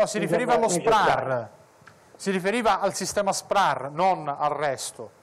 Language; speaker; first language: Italian; native; Italian